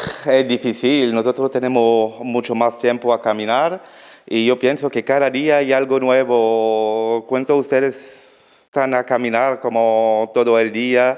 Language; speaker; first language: Spanish; non-native, fluent; French